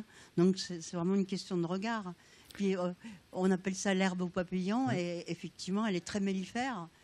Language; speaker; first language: French; native; French